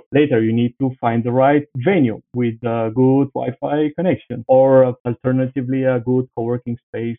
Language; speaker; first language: English; non-native, fluent; Bulgarian